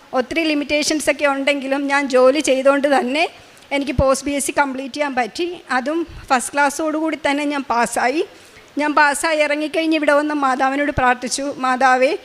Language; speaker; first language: Malayalam; native; Malayalam